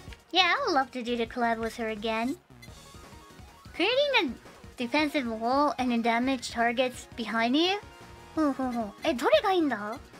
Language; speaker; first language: English; non-native, fluent; Japanese